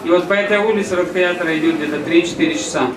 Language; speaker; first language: Russian; native; Russian